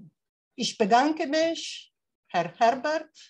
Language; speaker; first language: German; non-native, learner; Italian